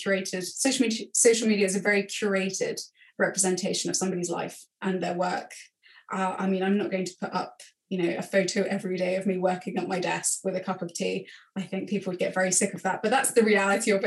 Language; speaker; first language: English; native; English